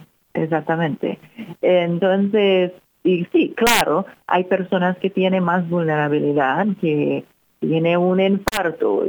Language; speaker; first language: Spanish; non-native, fluent; English